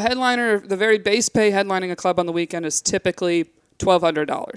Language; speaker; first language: English; native; English